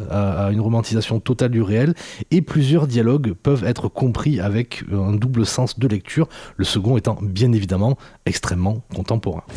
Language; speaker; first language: French; native; French